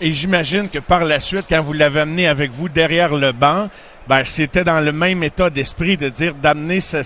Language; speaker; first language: French; native; French